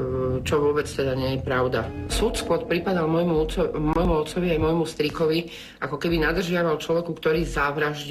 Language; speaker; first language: Slovak; native; Slovak